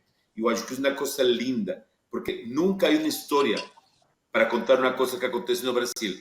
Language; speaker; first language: Portuguese; non-native, fluent; Spanish